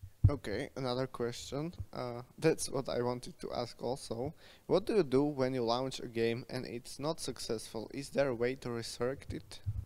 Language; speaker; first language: English; non-native, fluent; Slovak